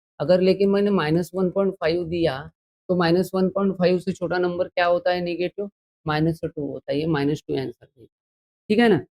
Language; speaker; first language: Hindi; non-native, local second language; Marathi